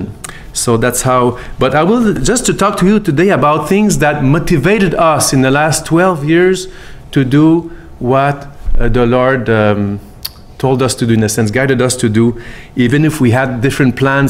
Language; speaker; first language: English; non-native, fluent; French